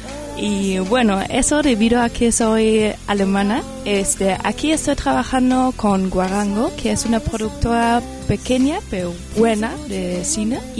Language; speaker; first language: Spanish; non-native, fluent; German